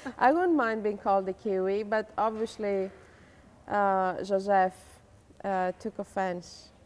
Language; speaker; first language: English; non-native, fluent; Greek